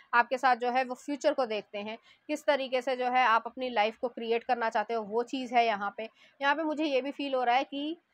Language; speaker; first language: Hindi; native; Hindi